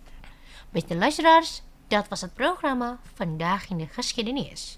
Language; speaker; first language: Dutch; non-native, fluent; Indonesian